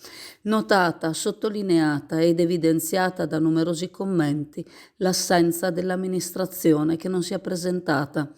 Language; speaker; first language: Italian; native; Italian